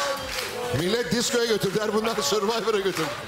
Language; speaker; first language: Turkish; native; Turkish